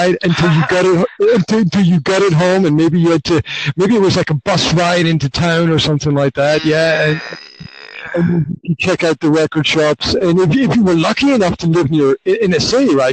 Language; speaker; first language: English; native; English